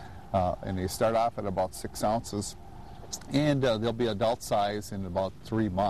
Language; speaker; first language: English; native; English